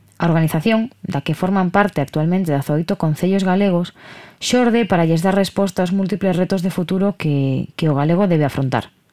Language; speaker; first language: Galician; non-native, local second language; Spanish